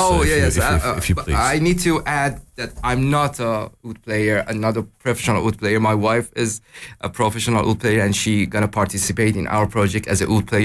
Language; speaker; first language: English; non-native, learner; Persian